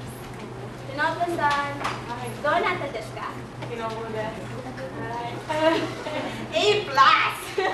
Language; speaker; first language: Japanese; non-native, learner; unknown